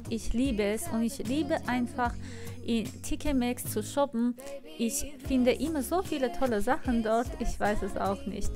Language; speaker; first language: German; non-native, fluent; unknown